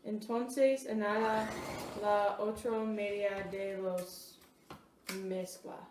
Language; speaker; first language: Spanish; non-native, learner; English